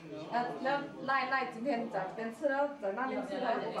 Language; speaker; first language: Chinese; native; Chinese